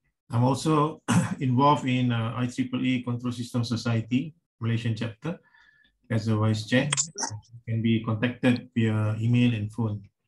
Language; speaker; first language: English; non-native, local second language; Malay